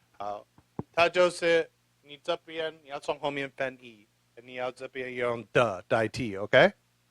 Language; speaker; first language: Chinese; early bilingual, heritage; English